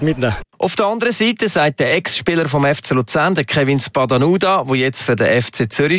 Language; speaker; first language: German; native; German